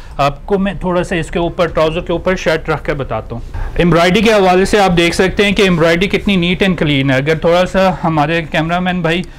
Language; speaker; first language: Urdu; native; Urdu